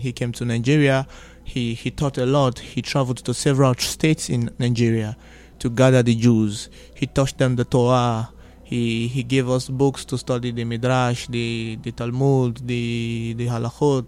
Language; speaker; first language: English; non-native, local second language; Igbo